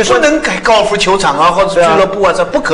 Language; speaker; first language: Chinese; native; Chinese